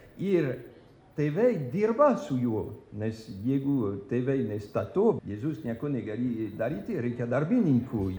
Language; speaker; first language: Lithuanian; non-native, fluent; French